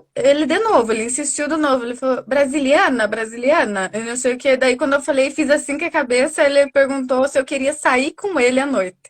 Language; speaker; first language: Portuguese; native; Portuguese